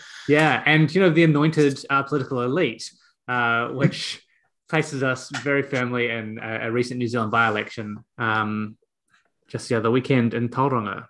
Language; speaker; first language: English; native; English